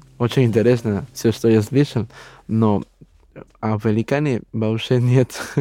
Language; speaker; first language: Russian; non-native, learner; Spanish